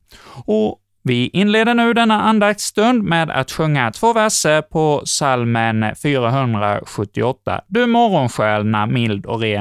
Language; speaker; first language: Swedish; native; Swedish